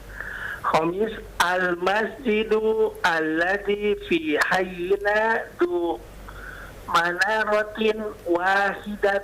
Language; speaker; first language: Arabic; non-native, learner; Indonesian